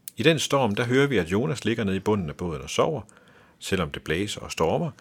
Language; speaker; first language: Danish; native; Danish